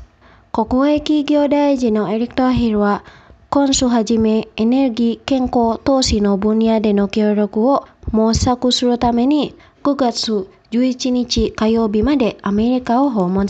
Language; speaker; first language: Japanese; non-native, fluent; Indonesian